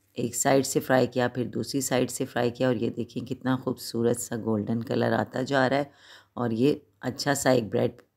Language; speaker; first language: Hindi; native; Hindi